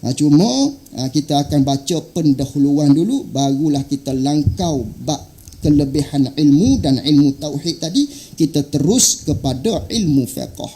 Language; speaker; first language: Malay; native; Malay